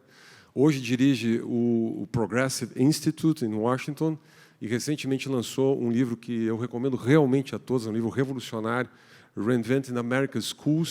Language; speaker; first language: Portuguese; native; Portuguese